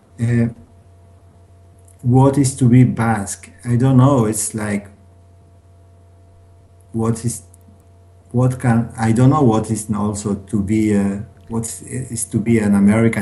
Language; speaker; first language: English; non-native, learner; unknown